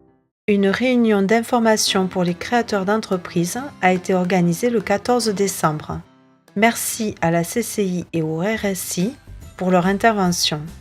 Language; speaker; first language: French; native; French